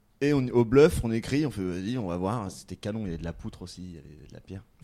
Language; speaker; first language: French; native; French